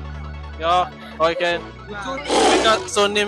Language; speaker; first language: Finnish; non-native, learner; English